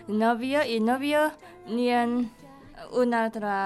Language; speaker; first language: Catalan; non-native, learner; Indonesian